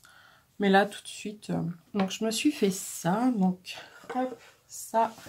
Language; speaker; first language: French; native; French